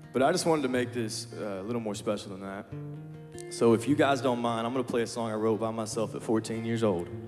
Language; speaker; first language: English; native; English